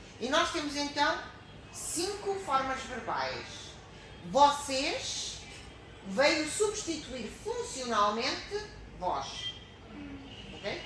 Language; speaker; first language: Portuguese; native; Portuguese